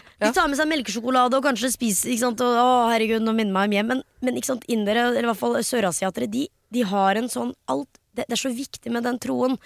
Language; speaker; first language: Norwegian; early bilingual, other home language; Hindi